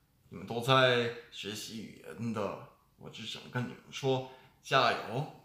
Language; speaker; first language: Chinese; non-native, learner; English